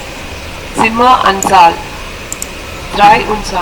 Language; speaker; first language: German; non-native, learner; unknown